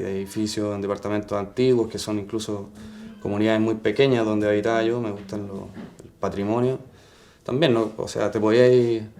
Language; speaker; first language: Spanish; native; Spanish